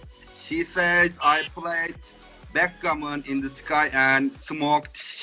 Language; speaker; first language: English; non-native, fluent; Turkish